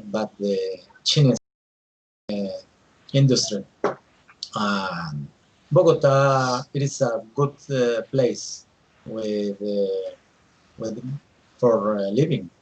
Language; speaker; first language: English; non-native, learner; Spanish